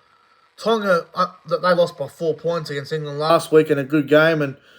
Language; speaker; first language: English; native; English